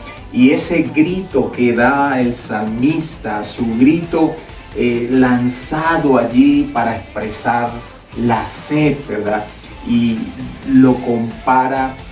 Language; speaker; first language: Spanish; native; Spanish